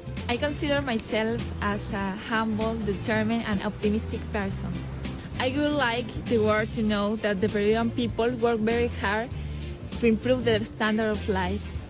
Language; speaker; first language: English; non-native, learner; Spanish